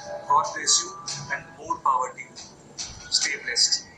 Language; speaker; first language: English; non-native, local second language; Tamil